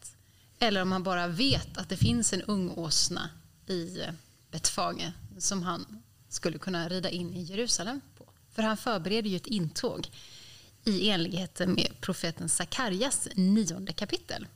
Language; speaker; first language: Swedish; native; Swedish